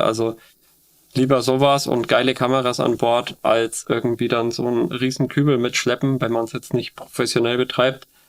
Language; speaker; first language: German; native; German